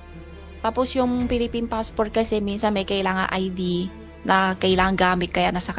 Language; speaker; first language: Filipino; non-native, learner; Chinese